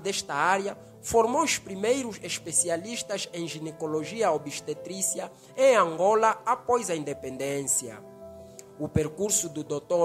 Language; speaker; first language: Portuguese; native; Portuguese